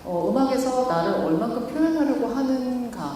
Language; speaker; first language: Korean; native; Korean